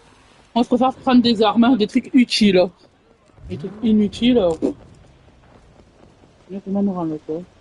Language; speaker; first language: French; native; French